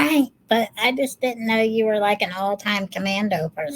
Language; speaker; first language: English; native; English